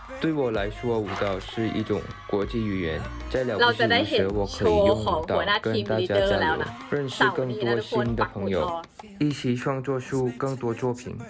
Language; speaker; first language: Chinese; non-native, fluent; Thai